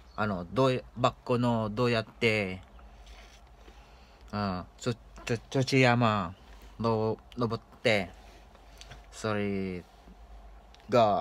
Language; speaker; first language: Japanese; non-native, learner; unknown